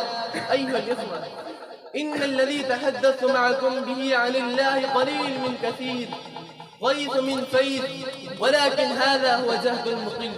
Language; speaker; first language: Arabic; non-native, fluent; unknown